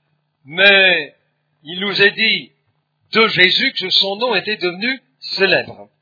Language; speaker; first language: French; native; French